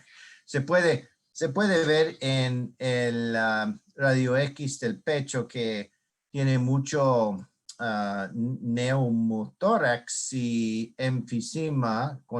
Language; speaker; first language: Spanish; non-native, learner; English